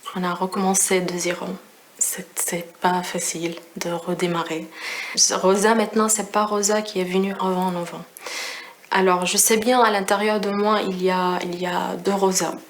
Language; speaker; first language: French; non-native, fluent; Arabic